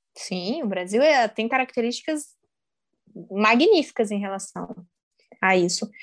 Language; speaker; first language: Portuguese; native; Portuguese